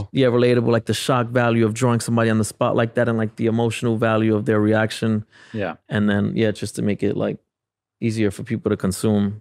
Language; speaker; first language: English; native; English